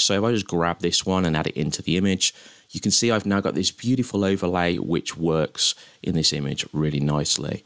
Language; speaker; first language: English; native; English